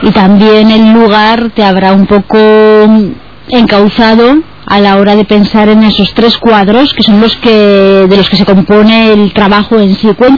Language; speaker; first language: Spanish; native; Spanish